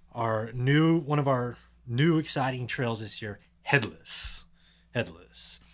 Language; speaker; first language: English; native; English